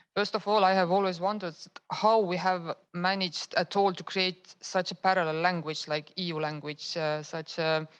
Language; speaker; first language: English; non-native, fluent; Estonian